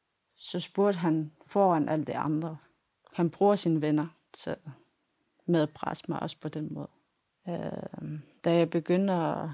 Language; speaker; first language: Danish; non-native, local second language; Kalaallisut